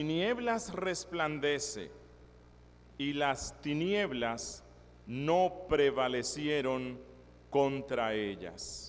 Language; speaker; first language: Spanish; native; Spanish